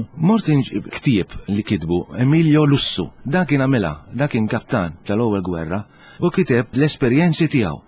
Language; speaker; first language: Maltese; early bilingual, heritage; Italian